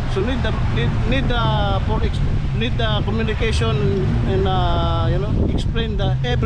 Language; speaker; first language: English; non-native, learner; Filipino